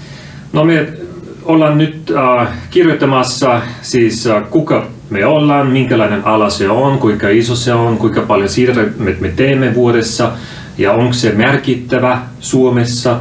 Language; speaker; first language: Finnish; non-native, fluent; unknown